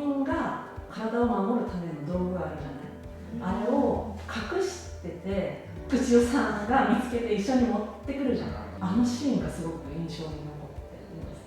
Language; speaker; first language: Japanese; native; Japanese